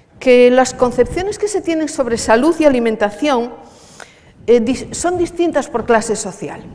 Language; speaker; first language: Spanish; native; Spanish